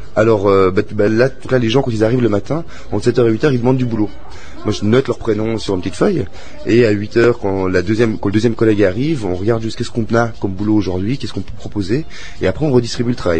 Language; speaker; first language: French; native; French